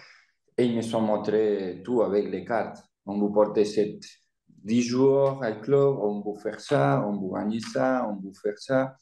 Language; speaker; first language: French; non-native, fluent; Spanish